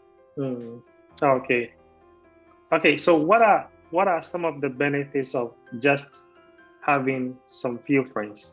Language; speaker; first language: English; non-native, learner; Spanish